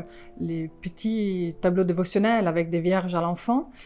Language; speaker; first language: French; non-native, fluent; Italian